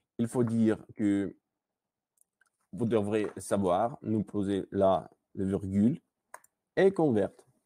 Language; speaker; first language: French; non-native, learner; Russian